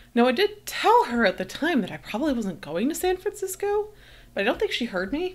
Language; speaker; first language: English; native; English